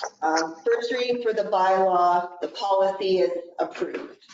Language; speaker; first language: English; native; English